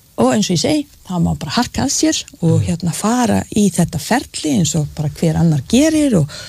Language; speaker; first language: Icelandic; non-native, fluent; Bosnian